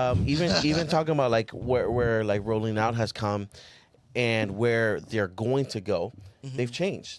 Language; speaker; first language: English; native; English